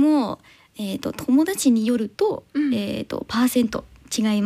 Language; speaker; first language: Japanese; non-native, learner; English